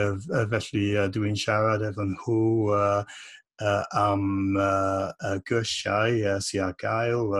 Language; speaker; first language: Welsh; non-native, fluent; English